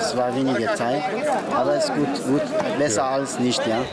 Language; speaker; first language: German; non-native, learner; Kurdish